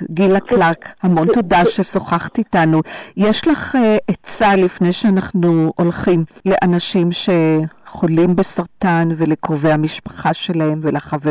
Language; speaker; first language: Hebrew; native; Hebrew